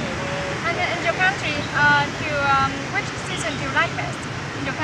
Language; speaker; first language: English; non-native, learner; Vietnamese